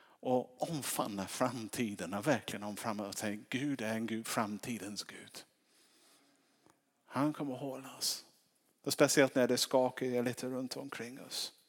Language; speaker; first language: Swedish; non-native, fluent; English